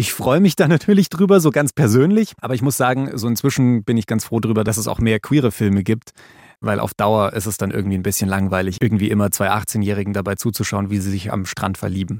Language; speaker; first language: German; native; German